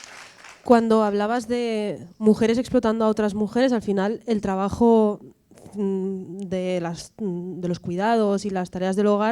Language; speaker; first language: Spanish; native; Spanish